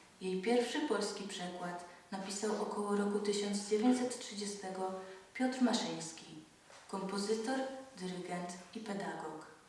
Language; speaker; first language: Polish; native; Polish